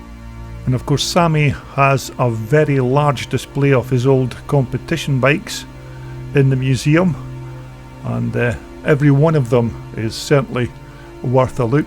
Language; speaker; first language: English; native; English